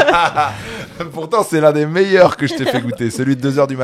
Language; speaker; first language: French; native; French